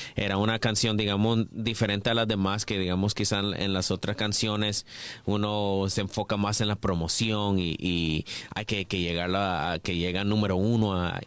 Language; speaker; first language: Spanish; early bilingual, heritage; English